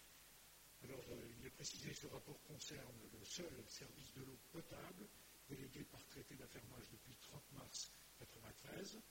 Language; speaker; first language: French; native; French